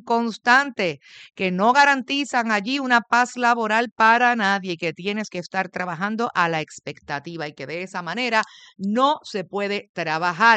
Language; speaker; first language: Spanish; native; Spanish